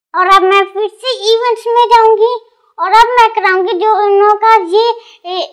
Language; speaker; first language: Hindi; non-native, local second language; Punjabi